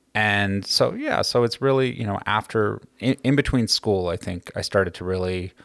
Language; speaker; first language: English; native; English